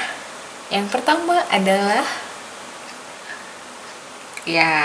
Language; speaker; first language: Indonesian; native; Indonesian